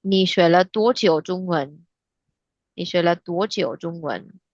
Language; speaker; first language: Chinese; non-native, fluent; Hindi